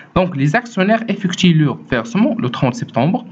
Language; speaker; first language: French; non-native, local second language; Arabic